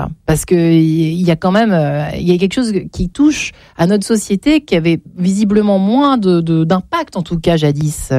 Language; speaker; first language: French; native; French